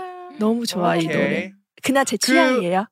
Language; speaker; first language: Korean; non-native, fluent; Chinese